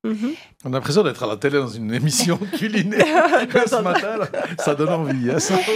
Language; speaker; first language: French; native; French